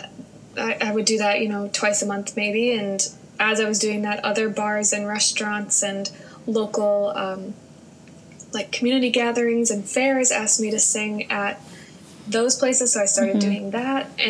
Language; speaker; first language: English; native; English